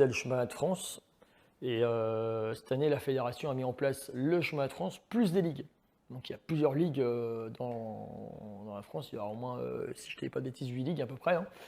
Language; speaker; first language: French; native; French